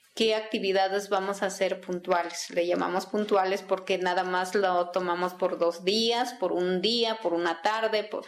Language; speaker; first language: Spanish; non-native, local second language; Tzeltal